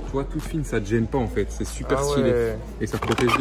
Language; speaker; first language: French; native; French